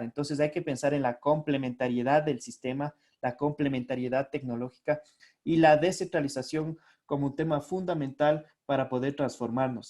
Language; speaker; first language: Spanish; native; Spanish